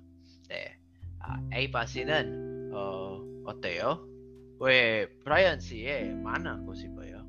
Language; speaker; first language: Korean; non-native, learner; Indonesian